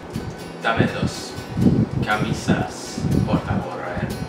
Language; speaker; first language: Spanish; non-native, learner; English